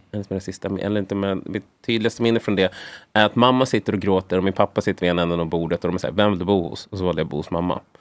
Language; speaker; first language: Swedish; native; Swedish